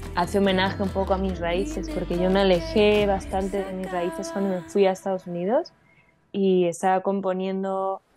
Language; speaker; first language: Spanish; early bilingual, heritage; Spanish